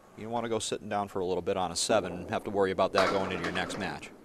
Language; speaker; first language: English; native; English